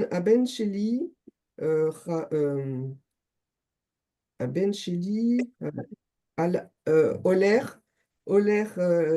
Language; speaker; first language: Hebrew; non-native, learner; French